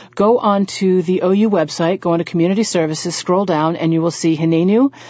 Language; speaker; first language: English; native; English